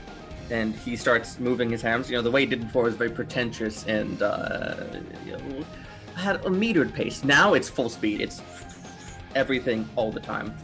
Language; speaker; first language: English; native; English